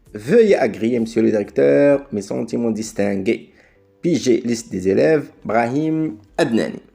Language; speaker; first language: French; non-native, local second language; Arabic